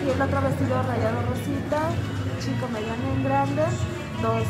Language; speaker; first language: Spanish; native; Spanish